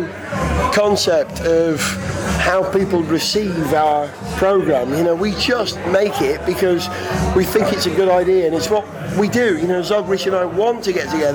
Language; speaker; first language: English; native; English